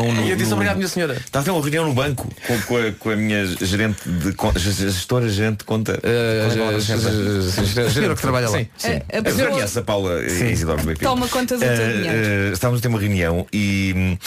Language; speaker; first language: Portuguese; native; Portuguese